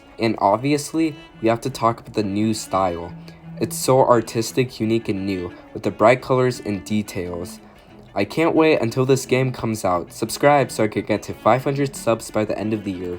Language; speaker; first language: English; native; English